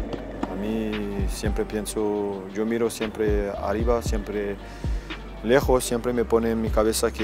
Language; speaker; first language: Spanish; non-native, fluent; French